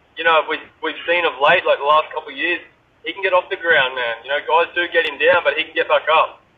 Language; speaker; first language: English; native; English